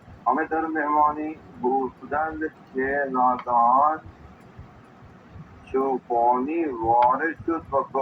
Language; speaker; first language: Persian; non-native, learner; Urdu